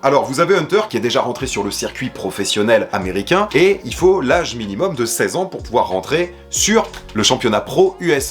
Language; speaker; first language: French; native; French